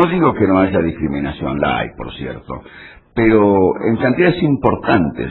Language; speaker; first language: Spanish; native; Spanish